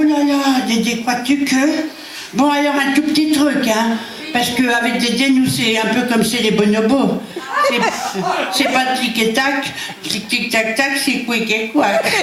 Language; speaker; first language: French; native; French